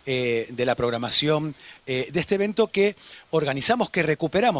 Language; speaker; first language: Spanish; native; Spanish